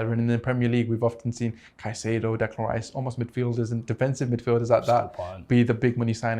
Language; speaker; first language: English; native; English